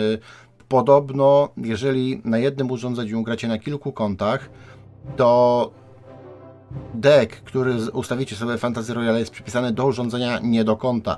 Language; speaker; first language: Polish; native; Polish